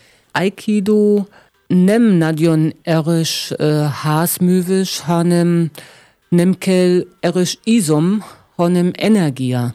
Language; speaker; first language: Hungarian; non-native, learner; German